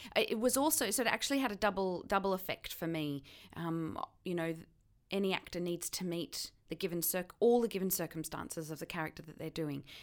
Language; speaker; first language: English; native; English